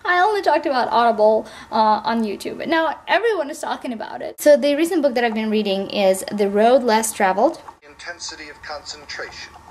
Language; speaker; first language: English; non-native, fluent; Russian